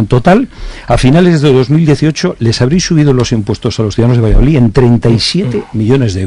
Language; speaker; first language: Spanish; native; Spanish